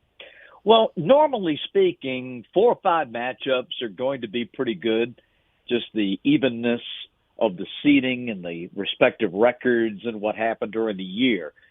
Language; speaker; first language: English; native; English